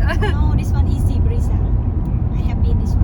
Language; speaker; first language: English; non-native, learner; Thai